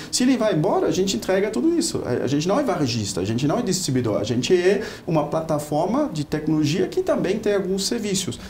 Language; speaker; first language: Portuguese; non-native, fluent; German